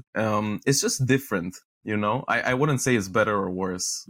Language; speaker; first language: English; non-native, fluent; Romanian